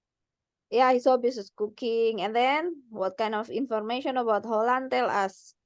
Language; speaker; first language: English; non-native, learner; Indonesian